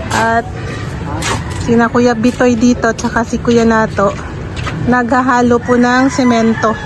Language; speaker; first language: Filipino; native; Filipino